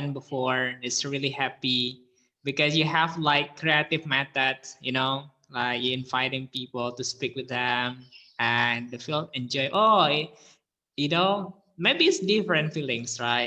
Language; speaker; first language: English; non-native, fluent; Indonesian